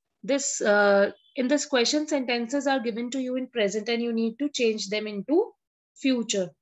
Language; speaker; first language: English; non-native, local second language; Hindi